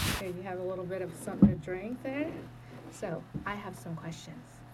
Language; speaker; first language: English; early bilingual, other home language; Vietnamese